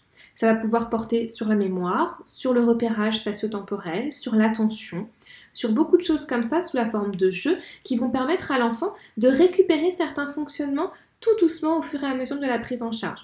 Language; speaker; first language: French; native; French